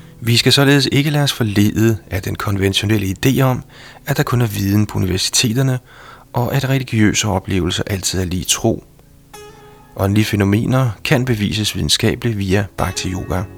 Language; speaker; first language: Danish; native; Danish